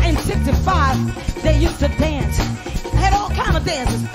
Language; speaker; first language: English; native; English